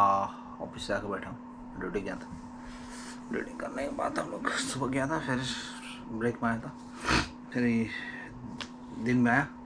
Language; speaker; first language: Hindi; non-native, local second language; Bangla